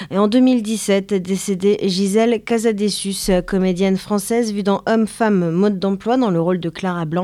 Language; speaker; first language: French; native; French